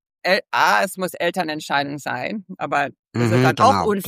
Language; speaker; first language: German; early bilingual, heritage; English